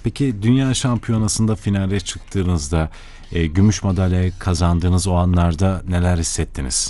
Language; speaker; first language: Turkish; native; Turkish